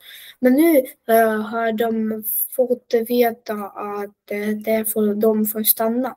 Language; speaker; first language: Swedish; non-native, learner; Russian